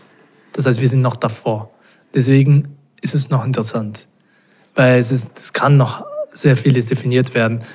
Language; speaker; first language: German; non-native, fluent; Portuguese